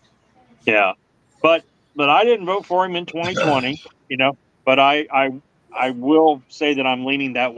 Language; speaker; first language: English; native; English